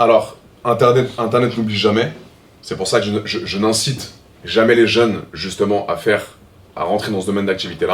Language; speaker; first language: French; native; French